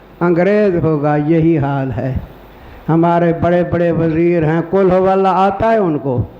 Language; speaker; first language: Urdu; non-native, local second language; Saraiki